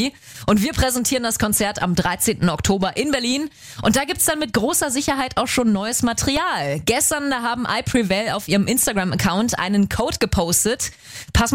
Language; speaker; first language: German; native; German